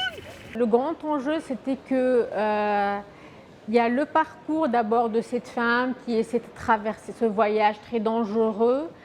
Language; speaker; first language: French; non-native, fluent; Arabic